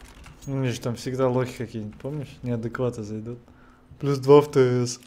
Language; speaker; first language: Russian; native; Russian